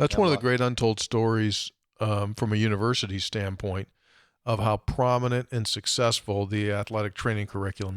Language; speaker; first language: English; native; English